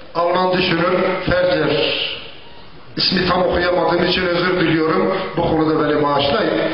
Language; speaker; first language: Turkish; non-native, local second language; Zaza